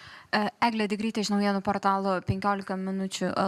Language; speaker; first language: Lithuanian; native; Lithuanian